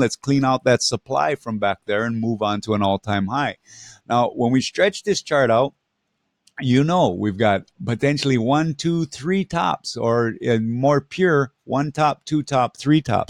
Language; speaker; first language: English; native; English